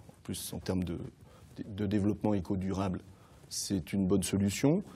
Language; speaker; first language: French; native; French